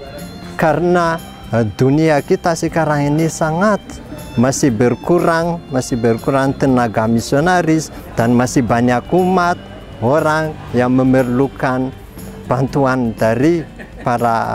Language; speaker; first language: Indonesian; non-native, fluent; Malagasy